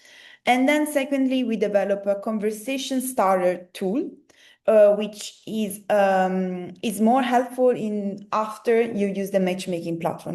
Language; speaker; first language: English; non-native, fluent; Italian